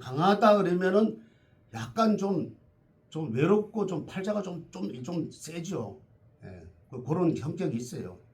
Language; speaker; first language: Korean; native; Korean